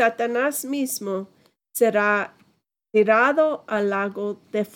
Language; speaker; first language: Spanish; non-native, fluent; English